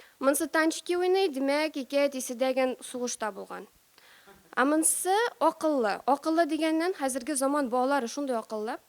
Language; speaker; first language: Tatar; native; Tatar